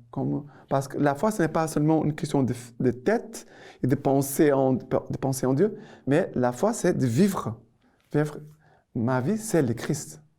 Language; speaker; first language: French; non-native, fluent; Portuguese